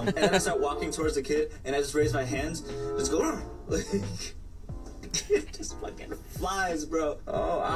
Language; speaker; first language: English; early bilingual, other home language; Spanish